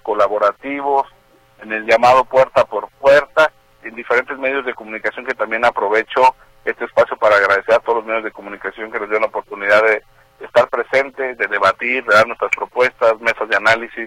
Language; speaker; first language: Spanish; native; Spanish